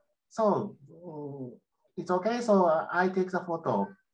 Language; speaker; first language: English; non-native, learner; Japanese